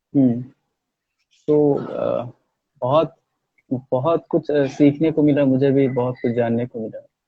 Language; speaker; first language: Hindi; native; Hindi